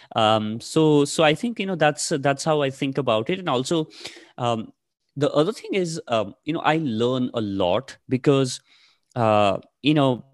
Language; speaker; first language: English; non-native, local second language; Nepali